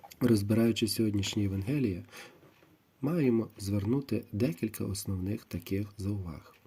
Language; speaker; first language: Ukrainian; native; Ukrainian